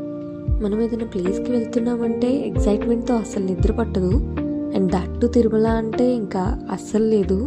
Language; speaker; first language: Telugu; native; Telugu